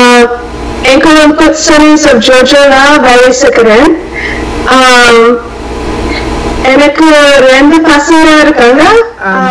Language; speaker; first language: Tamil; non-native, learner; English